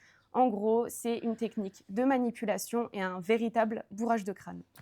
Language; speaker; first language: French; native; French